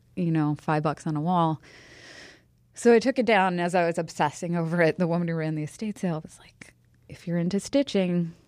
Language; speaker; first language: English; native; English